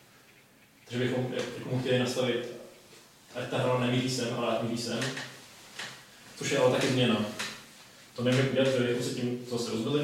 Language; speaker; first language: Czech; native; Czech